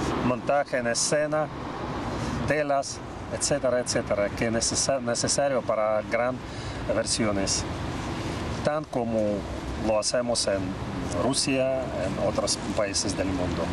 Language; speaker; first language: Spanish; non-native, learner; Russian